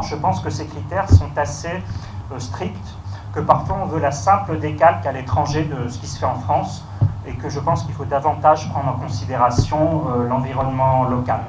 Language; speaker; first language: French; native; French